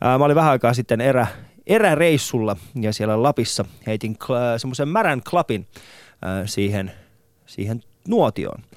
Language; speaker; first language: Finnish; non-native, fluent; Persian